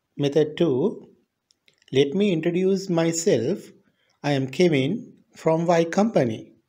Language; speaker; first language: English; non-native, local second language; Sinhala